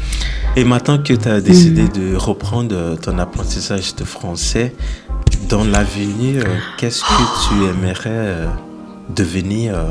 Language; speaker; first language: French; non-native, fluent; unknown